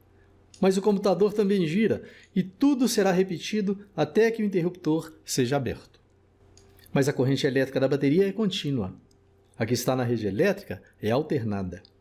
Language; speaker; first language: Portuguese; native; Portuguese